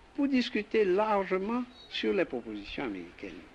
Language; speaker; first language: French; native; French